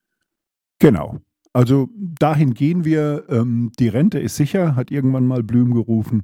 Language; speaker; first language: German; native; German